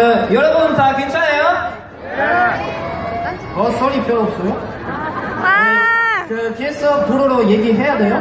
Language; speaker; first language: Korean; non-native, fluent; French